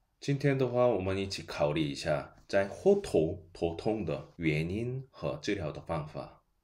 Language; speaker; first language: Chinese; non-native, fluent; Korean